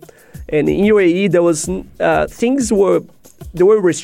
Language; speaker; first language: English; non-native, fluent; Portuguese